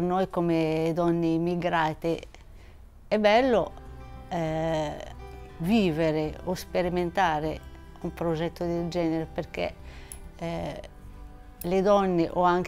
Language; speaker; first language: Italian; non-native, fluent; Arabic